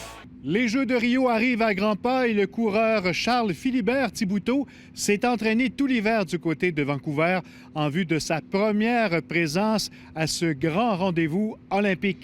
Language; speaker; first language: French; native; French